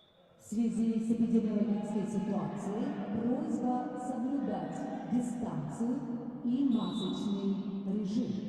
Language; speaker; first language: Russian; native; Russian